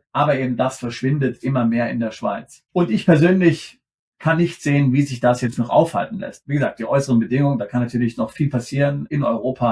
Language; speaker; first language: German; native; German